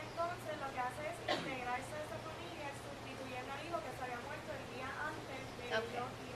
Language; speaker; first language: Spanish; native; Spanish